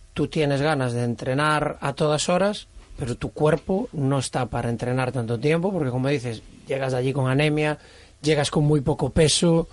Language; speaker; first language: Spanish; native; Spanish